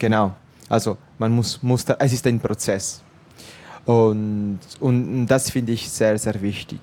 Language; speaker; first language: German; non-native, local second language; Italian